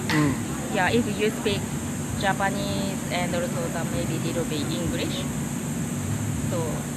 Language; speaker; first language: English; non-native, learner; Japanese